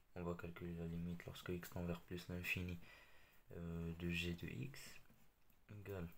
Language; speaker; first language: French; non-native, local second language; Arabic